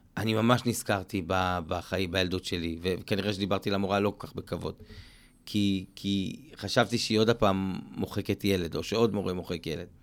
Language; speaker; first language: Hebrew; native; Hebrew